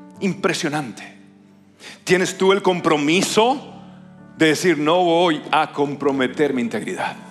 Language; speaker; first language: Spanish; native; Spanish